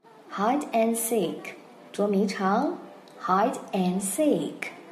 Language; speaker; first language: English; non-native, fluent; Chinese